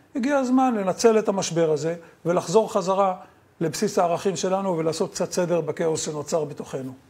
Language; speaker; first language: Hebrew; native; Hebrew